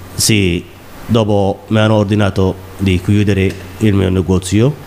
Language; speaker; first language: Italian; non-native, learner; Somali